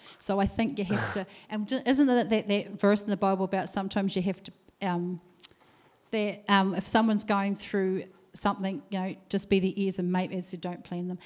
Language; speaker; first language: English; native; English